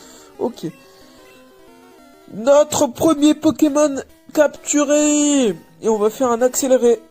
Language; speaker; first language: French; native; French